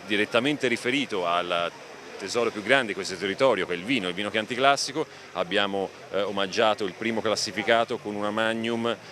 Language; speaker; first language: Italian; native; Italian